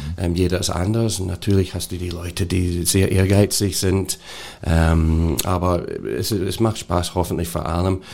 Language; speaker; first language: German; non-native, fluent; English